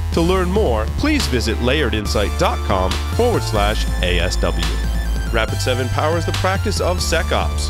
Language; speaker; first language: English; native; English